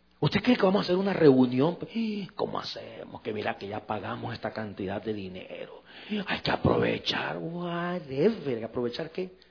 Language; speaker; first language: Spanish; native; Spanish